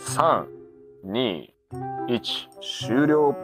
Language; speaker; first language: Japanese; native; Japanese